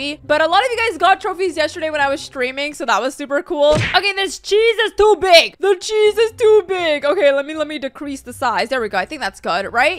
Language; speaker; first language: English; native; English